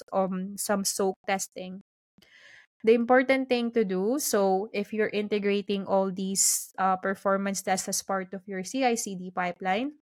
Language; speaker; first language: English; non-native, local second language; Filipino